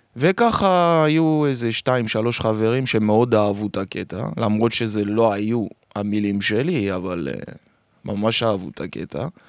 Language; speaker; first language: Hebrew; early bilingual, other home language; French